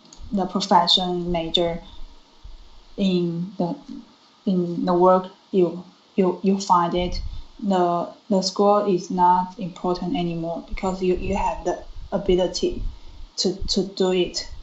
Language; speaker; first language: English; non-native, learner; Chinese